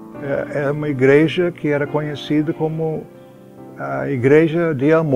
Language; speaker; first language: Portuguese; non-native, fluent; English